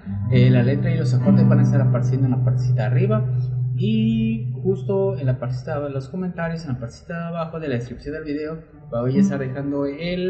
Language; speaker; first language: Spanish; native; Spanish